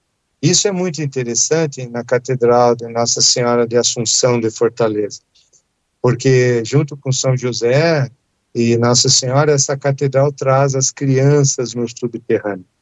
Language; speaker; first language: Portuguese; native; Portuguese